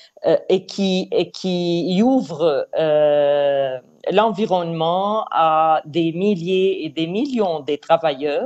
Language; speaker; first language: French; non-native, fluent; Arabic